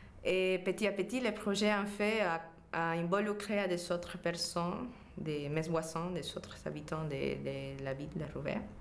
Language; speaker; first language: French; non-native, fluent; Spanish